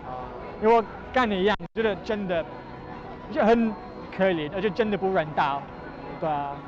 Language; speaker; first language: Chinese; non-native, learner; English